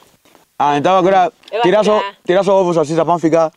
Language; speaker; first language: Portuguese; non-native, learner; Vietnamese